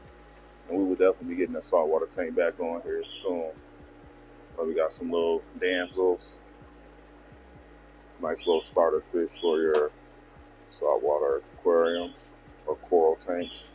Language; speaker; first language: English; native; English